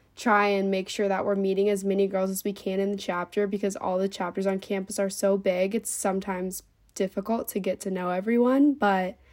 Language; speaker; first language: English; native; English